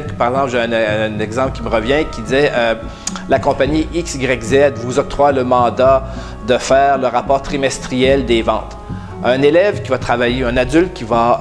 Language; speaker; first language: French; native; French